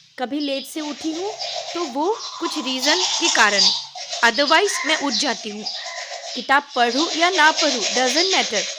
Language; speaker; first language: Hindi; non-native, local second language; Assamese